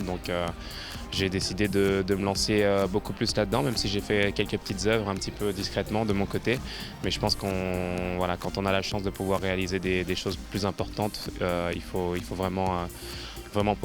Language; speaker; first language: French; native; French